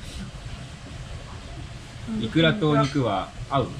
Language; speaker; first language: Japanese; native; Japanese